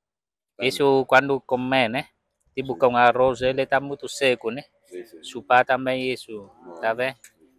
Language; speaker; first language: Portuguese; non-native, learner; Vietnamese